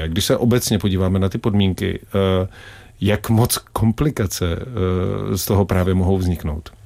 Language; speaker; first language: Czech; native; Czech